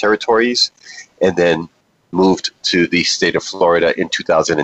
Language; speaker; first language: English; native; English